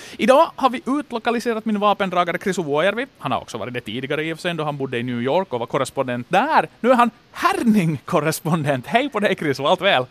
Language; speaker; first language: Swedish; native; Swedish